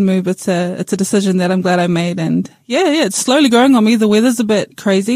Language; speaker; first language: English; native; English